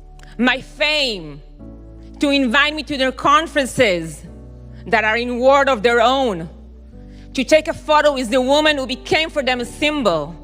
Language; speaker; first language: English; non-native, fluent; Hebrew